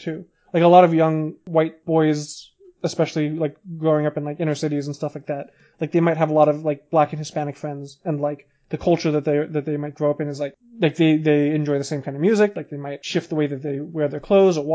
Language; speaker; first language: English; native; English